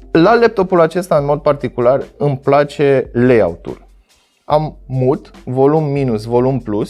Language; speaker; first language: Romanian; native; Romanian